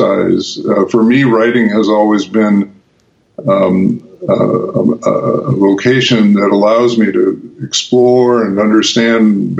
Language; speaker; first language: English; native; English